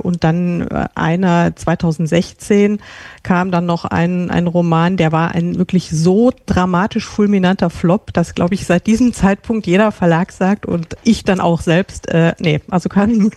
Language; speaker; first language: German; native; German